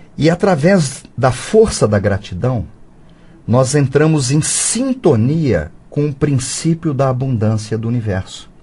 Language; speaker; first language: Portuguese; early bilingual, other home language; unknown